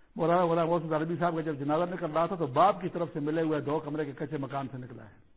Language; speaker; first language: Urdu; non-native, local second language; Pashto